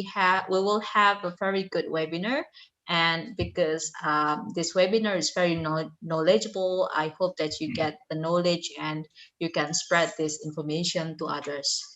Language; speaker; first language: English; non-native, fluent; Indonesian